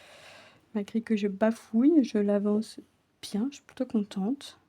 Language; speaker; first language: French; native; French